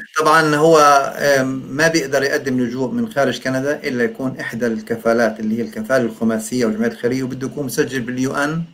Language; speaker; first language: Arabic; native; Arabic